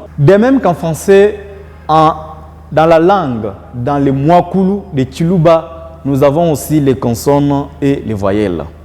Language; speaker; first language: French; non-native, local second language; Luba-Lulua